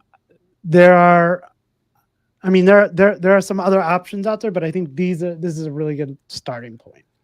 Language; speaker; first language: English; native; English